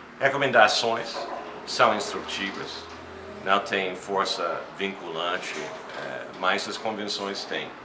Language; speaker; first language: Portuguese; non-native, fluent; English